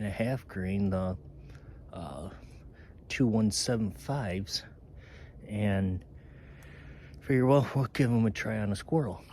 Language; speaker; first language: English; native; English